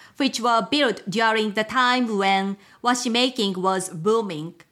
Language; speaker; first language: English; non-native, fluent; Japanese